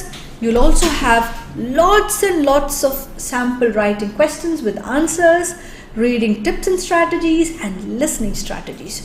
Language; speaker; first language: English; non-native, local second language; Malayalam